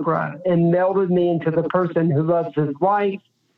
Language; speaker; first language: English; native; English